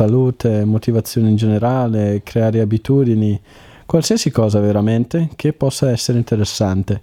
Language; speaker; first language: Italian; native; Italian